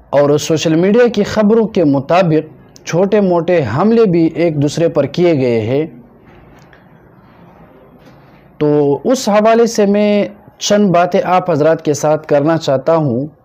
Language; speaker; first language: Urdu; non-native, local second language; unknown